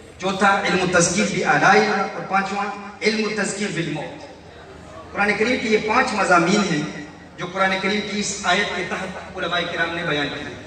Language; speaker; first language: Urdu; early bilingual, heritage; Urdu